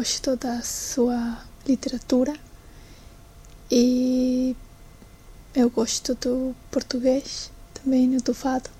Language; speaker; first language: Portuguese; non-native, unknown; Spanish